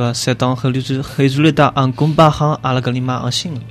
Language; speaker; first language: French; non-native, learner; Chinese